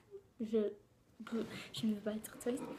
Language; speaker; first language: French; non-native, learner; English